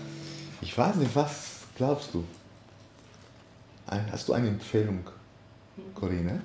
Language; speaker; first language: German; non-native, learner; Spanish